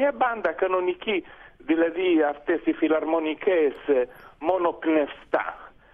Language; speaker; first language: Greek; non-native, fluent; Italian